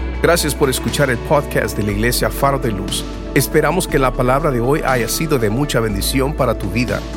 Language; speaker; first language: Spanish; native; Spanish